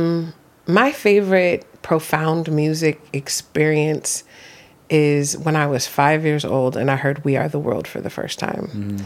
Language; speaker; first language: English; native; English